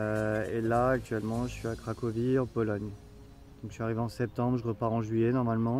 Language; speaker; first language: French; native; French